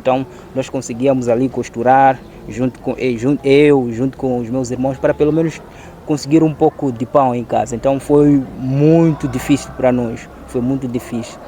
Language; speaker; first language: Portuguese; non-native, local second language; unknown